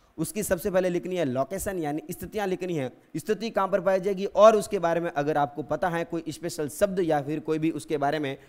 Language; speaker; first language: Hindi; native; Hindi